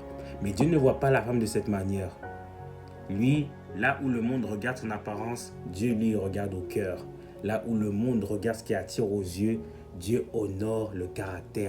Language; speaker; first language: French; native; French